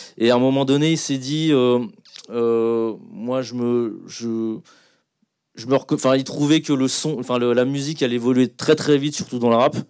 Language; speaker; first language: French; native; French